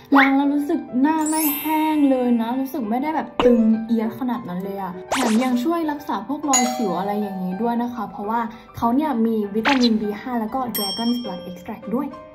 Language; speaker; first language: Thai; native; Thai